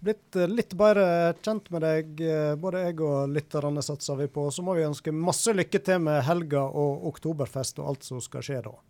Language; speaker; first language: Norwegian; native; Norwegian